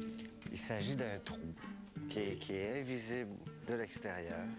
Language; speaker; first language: French; native; French